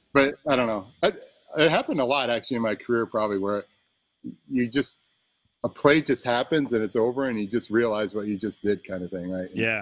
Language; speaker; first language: English; native; English